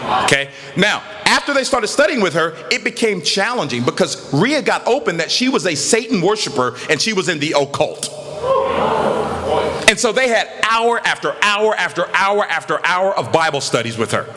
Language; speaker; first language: English; native; English